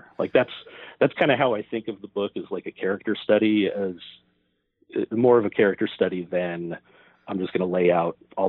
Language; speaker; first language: English; native; English